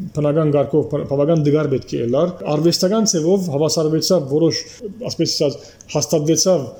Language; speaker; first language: Armenian; early bilingual, heritage; Armenian